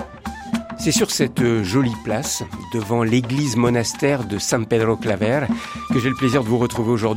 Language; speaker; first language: French; native; French